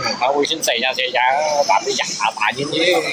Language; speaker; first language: Indonesian; non-native, learner; Vietnamese